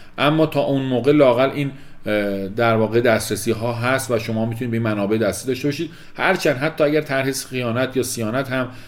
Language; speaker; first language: Persian; native; Persian